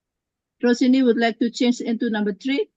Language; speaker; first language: English; non-native, learner; Indonesian